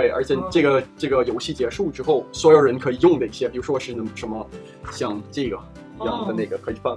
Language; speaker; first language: Chinese; non-native, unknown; Danish